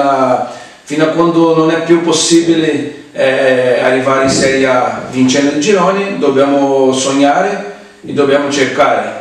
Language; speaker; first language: Italian; non-native, fluent; Portuguese